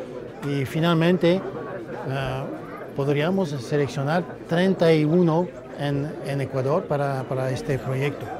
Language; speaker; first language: Spanish; non-native, fluent; French